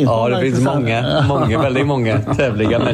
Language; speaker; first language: Swedish; non-native, fluent; English